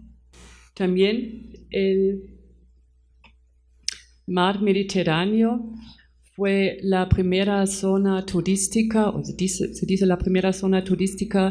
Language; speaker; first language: Spanish; non-native, fluent; German